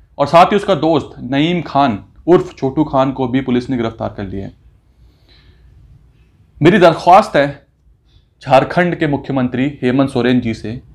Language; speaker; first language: Hindi; native; Hindi